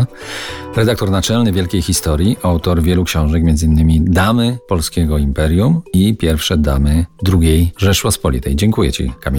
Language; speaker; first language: Polish; native; Polish